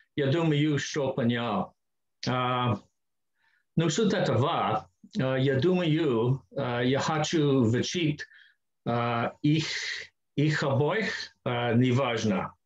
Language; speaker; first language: Russian; non-native, learner; English